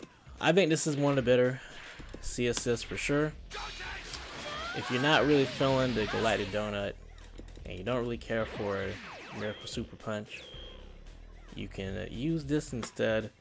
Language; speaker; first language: English; native; English